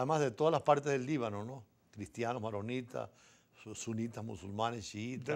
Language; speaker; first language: Spanish; native; Spanish